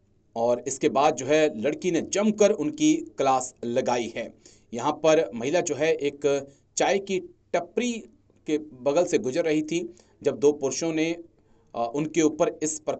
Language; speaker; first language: Hindi; native; Hindi